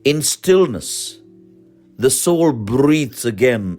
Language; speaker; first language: English; non-native, local second language; Malayalam